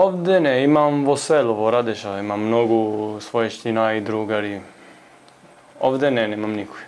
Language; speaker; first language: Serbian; non-native, local second language; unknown